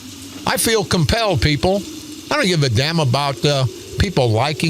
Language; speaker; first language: English; native; English